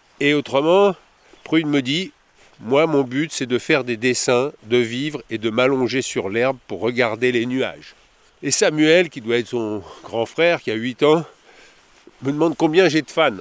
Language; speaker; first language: French; native; French